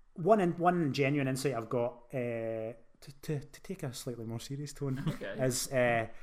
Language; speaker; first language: English; native; English